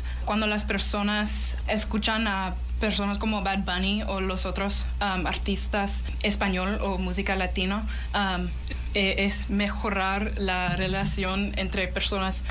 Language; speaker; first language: Spanish; non-native, learner; English